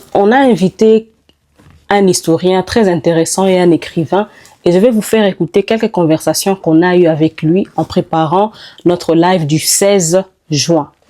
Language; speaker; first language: French; non-native, local second language; Nande